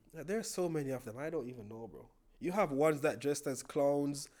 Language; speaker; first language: English; non-native, local second language; Jamaican Creole English